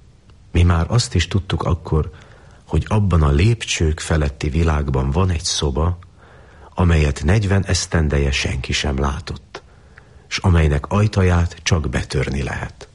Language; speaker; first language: Hungarian; native; Hungarian